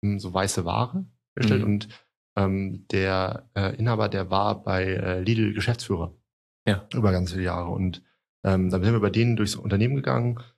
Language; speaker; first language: German; native; German